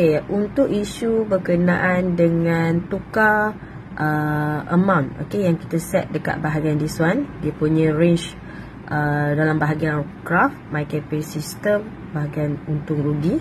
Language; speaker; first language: Malay; native; Malay